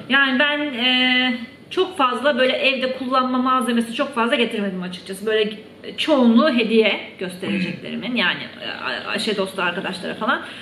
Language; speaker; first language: Turkish; native; Turkish